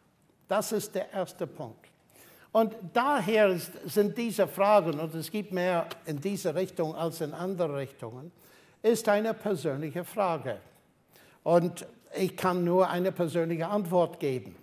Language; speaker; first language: German; non-native, fluent; English